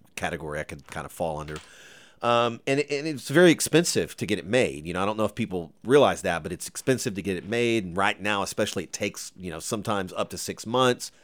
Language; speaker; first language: English; native; English